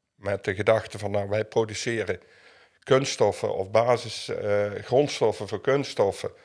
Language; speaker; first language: Dutch; native; Dutch